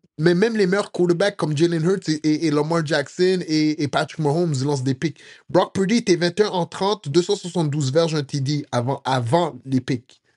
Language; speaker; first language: French; native; French